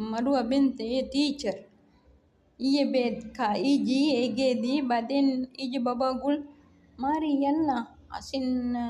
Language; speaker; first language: Arabic; non-native, learner; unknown